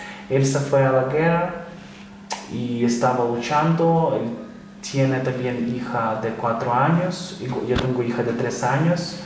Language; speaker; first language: Spanish; non-native, fluent; Ukrainian